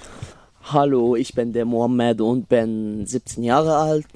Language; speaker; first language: German; non-native, learner; Arabic